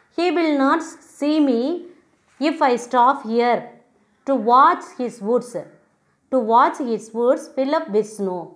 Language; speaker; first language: English; non-native, local second language; Tamil